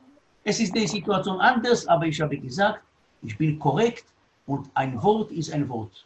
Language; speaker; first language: German; non-native, learner; Hebrew